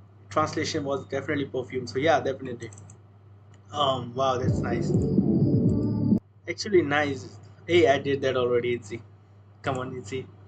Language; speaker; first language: English; non-native, local second language; Hindi